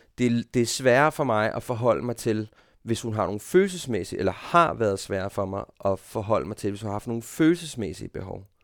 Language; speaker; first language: Danish; native; Danish